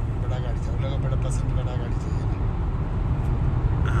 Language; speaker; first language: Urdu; non-native, learner; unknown